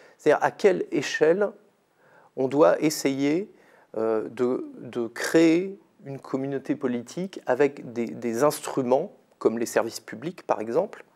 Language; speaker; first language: French; native; French